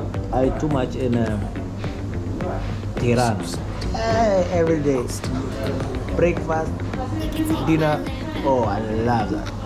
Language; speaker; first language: English; non-native, learner; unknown